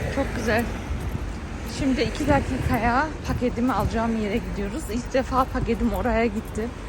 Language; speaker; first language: Turkish; early bilingual, heritage; Turkish